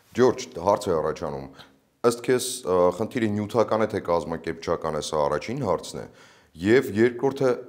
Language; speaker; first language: Armenian; native; Armenian